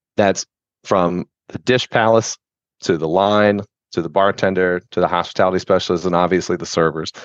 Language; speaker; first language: English; native; English